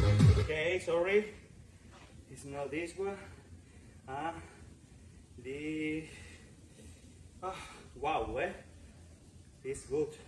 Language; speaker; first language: English; non-native, learner; Spanish